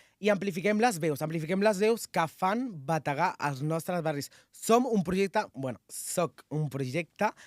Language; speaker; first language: Catalan; non-native, local second language; Spanish